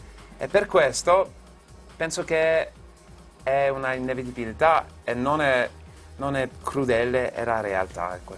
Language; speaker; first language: Italian; non-native, fluent; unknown